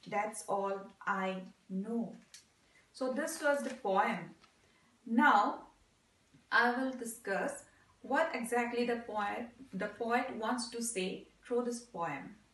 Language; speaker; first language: English; non-native, local second language; Assamese